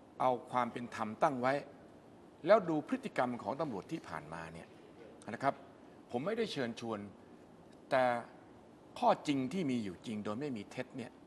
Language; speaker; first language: Thai; native; Thai